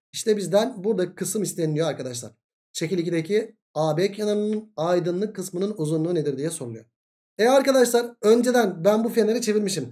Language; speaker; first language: Turkish; native; Turkish